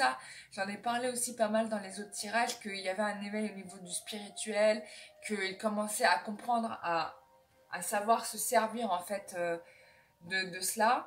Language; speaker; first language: French; native; French